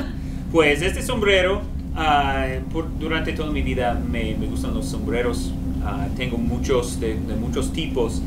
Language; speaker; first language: Spanish; non-native, fluent; English